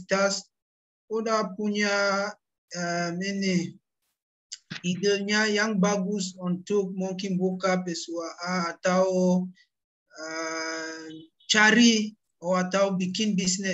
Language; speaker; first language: Indonesian; non-native, learner; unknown